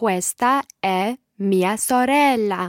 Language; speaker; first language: Italian; non-native, learner; English